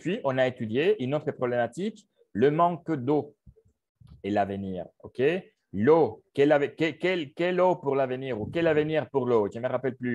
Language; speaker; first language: French; non-native, fluent; Spanish